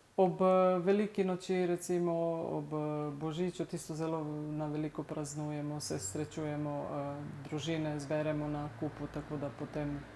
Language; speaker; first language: Slovenian; non-native, local second language; Romany